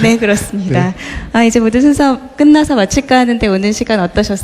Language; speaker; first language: Korean; native; Korean